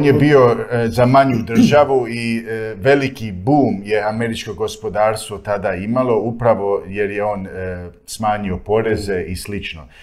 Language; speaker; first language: Croatian; early bilingual, heritage; Croatian